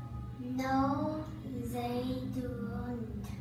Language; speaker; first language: English; non-native, learner; Vietnamese